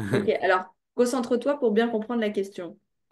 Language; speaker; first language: French; native; French